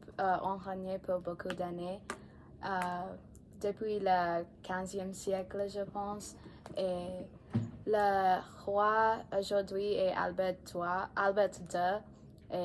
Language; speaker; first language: French; non-native, learner; English